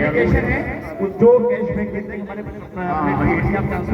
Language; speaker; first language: Hindi; native; Hindi